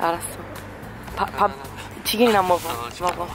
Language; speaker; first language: Korean; non-native, fluent; Italian